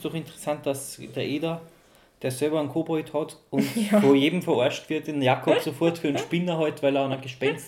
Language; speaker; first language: German; native; German